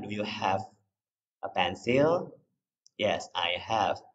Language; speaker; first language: English; non-native, fluent; Indonesian